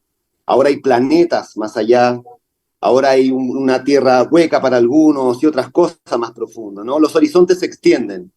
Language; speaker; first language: Spanish; native; Spanish